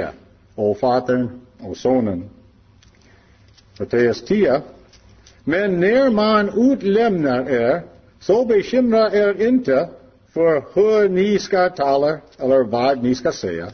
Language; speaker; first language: Swedish; non-native, learner; English